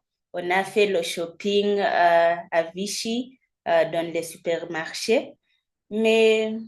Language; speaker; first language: French; non-native, fluent; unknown